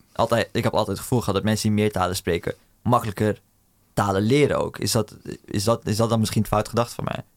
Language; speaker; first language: Dutch; early bilingual, other home language; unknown